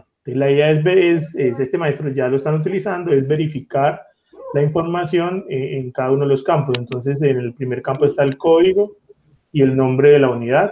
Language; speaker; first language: Spanish; native; Spanish